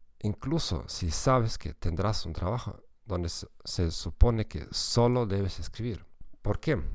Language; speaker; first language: Spanish; non-native, fluent; German